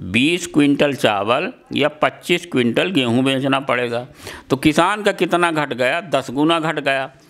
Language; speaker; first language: Hindi; native; Hindi